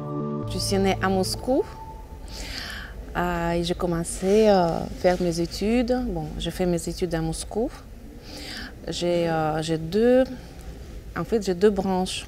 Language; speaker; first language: French; non-native, fluent; Russian